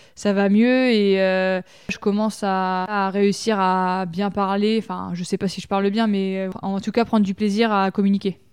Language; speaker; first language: French; native; French